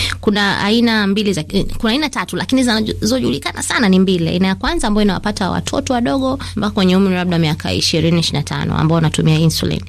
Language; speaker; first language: Swahili; native; Swahili